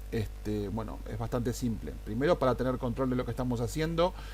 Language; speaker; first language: Spanish; native; Spanish